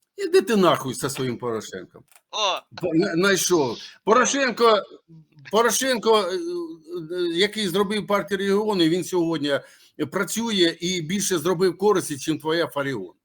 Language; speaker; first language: Ukrainian; non-native, local second language; Russian